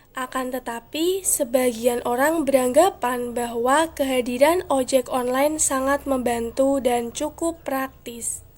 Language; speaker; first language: Indonesian; native; Indonesian